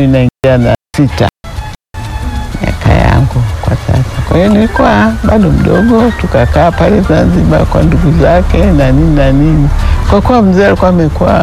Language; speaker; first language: Swahili; early bilingual, other home language; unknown